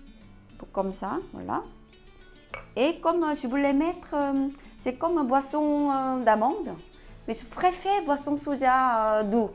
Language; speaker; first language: French; non-native, learner; Korean